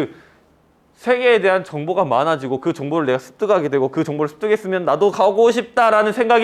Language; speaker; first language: Korean; native; Korean